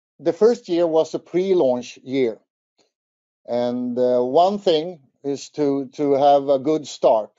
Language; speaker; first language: English; non-native, fluent; Swedish